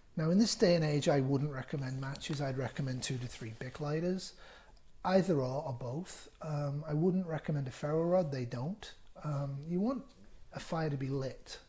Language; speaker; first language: English; native; English